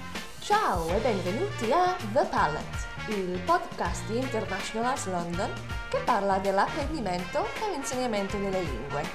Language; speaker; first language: Italian; non-native, fluent; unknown